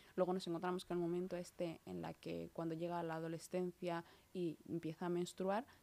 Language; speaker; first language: Spanish; early bilingual, other home language; Somali